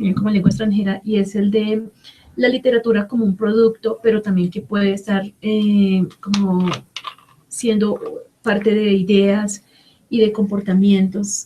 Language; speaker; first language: Spanish; native; Spanish